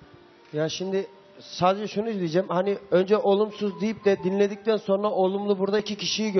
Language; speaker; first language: Turkish; native; Turkish